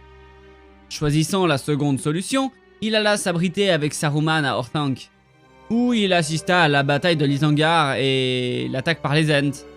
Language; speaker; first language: French; native; French